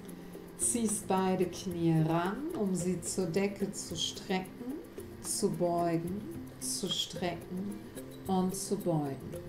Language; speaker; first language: German; native; German